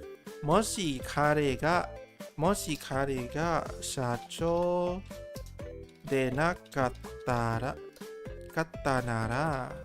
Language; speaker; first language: Japanese; non-native, learner; English